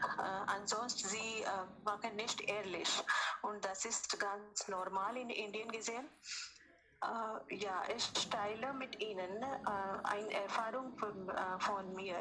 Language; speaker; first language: German; non-native, learner; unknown